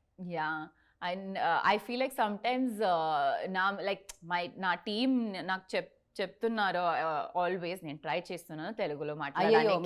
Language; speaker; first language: Telugu; non-native, learner; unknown